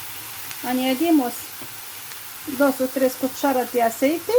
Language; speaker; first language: Spanish; non-native, fluent; Arabic